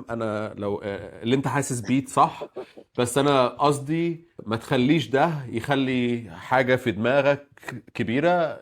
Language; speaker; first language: Arabic; native; Arabic